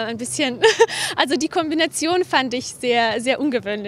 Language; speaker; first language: German; non-native, fluent; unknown